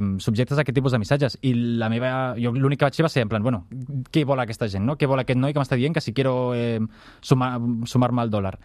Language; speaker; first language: Catalan; native; Catalan